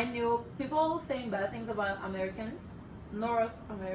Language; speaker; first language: English; non-native, learner; Portuguese